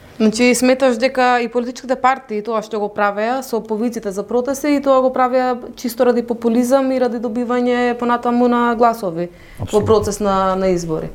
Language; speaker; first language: Macedonian; non-native, local second language; Albanian